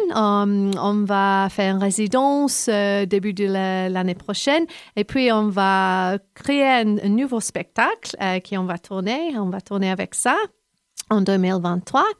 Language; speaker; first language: French; non-native, fluent; English